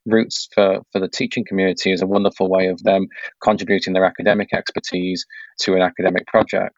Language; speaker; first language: English; native; English